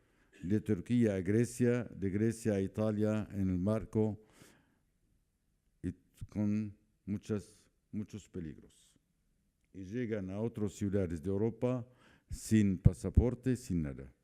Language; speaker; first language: Spanish; non-native, fluent; Arabic